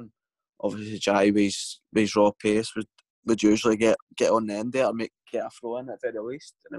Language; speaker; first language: English; native; English